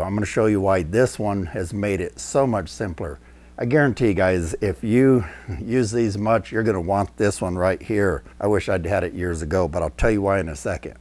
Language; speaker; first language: English; native; English